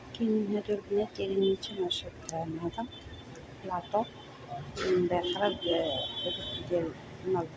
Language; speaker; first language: Arabic; native; Arabic